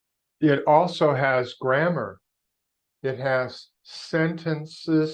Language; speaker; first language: English; non-native, fluent; Vietnamese